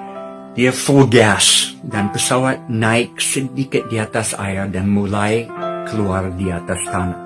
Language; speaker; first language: Indonesian; non-native, fluent; English